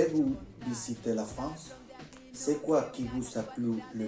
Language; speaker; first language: French; non-native, learner; Spanish